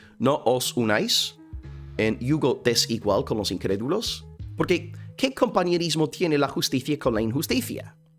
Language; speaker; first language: Spanish; non-native, fluent; English